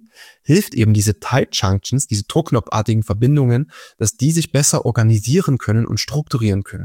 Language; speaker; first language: German; native; German